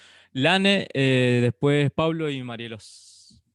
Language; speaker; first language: Spanish; native; Spanish